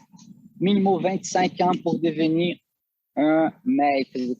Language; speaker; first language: French; non-native, fluent; Portuguese